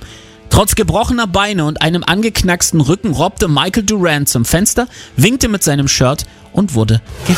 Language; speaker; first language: German; native; German